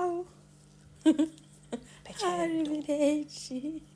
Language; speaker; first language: Italian; non-native, learner; Akan